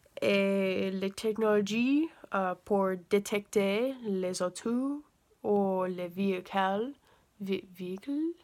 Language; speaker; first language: French; non-native, learner; English